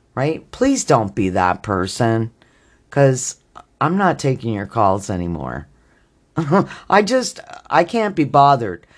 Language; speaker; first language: English; native; English